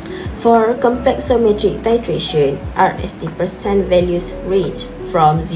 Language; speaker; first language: English; non-native, local second language; Malay